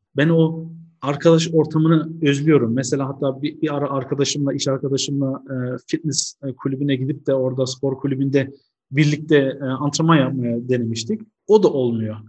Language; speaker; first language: Turkish; early bilingual, heritage; Turkish